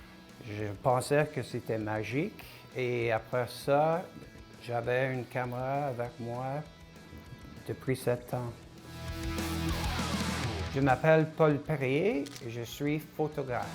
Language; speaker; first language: French; non-native, local second language; English